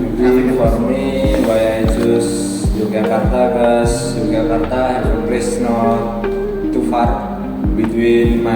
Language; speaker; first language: English; non-native, learner; Indonesian